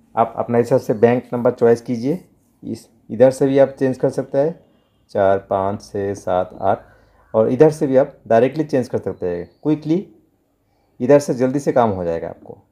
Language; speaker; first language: Hindi; non-native, local second language; Bangla